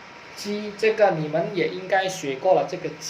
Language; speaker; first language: Chinese; non-native, fluent; Indonesian